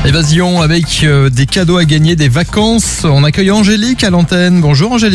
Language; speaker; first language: French; native; French